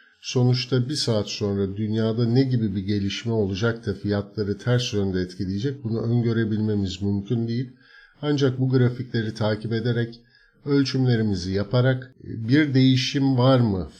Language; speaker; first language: Turkish; native; Turkish